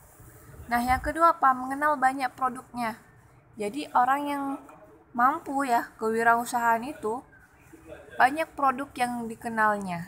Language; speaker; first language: Indonesian; native; Indonesian